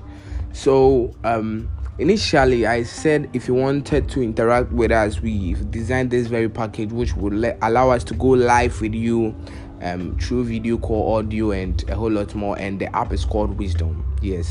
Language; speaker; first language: English; non-native, local second language; Akan